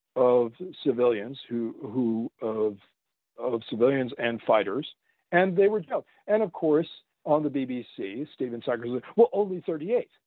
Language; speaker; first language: English; native; English